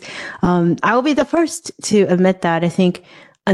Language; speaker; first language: English; non-native, local second language; Cantonese